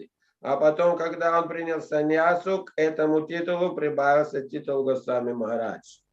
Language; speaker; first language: Russian; native; Russian